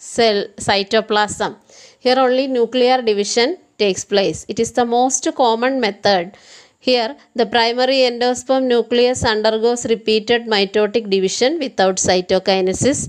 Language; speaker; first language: English; non-native, local second language; Malayalam